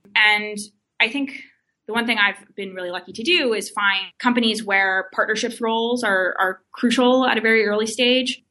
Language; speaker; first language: English; native; English